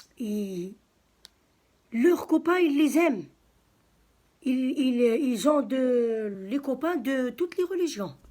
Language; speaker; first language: French; early bilingual, other home language; Arabic